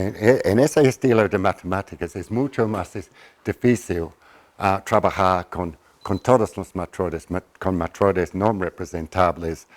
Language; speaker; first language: Spanish; non-native, fluent; English